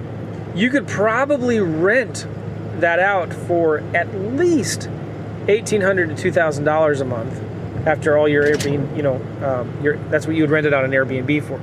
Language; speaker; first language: English; native; English